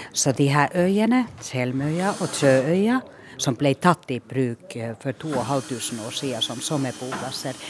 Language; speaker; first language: Norwegian; non-native, fluent; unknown